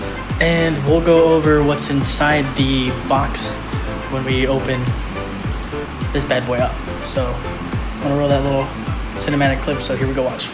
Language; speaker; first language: English; native; English